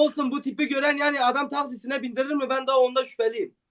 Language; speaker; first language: Turkish; native; Turkish